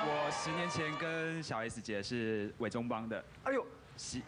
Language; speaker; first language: Chinese; native; Chinese